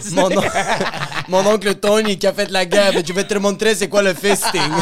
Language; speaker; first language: French; native; French